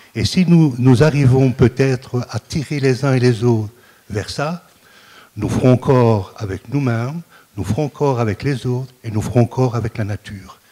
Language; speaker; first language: French; native; French